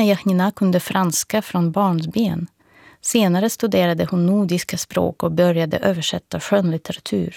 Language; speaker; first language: Swedish; non-native, fluent; Russian